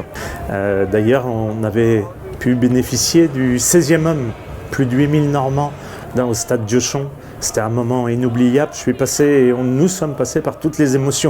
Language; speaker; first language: French; native; French